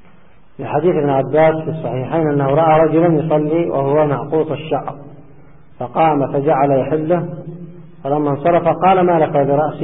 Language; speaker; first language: Arabic; native; Arabic